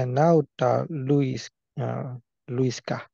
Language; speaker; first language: Finnish; non-native, learner; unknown